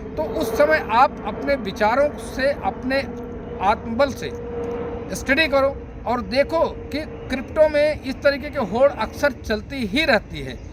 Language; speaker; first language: Hindi; native; Hindi